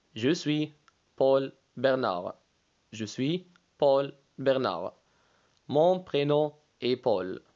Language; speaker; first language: French; non-native, fluent; Arabic